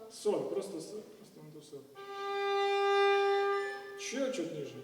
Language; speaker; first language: Russian; native; Russian